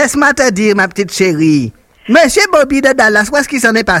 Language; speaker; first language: French; native; French